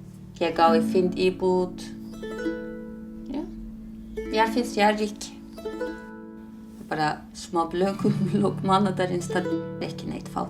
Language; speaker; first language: Icelandic; non-native, fluent; Turkish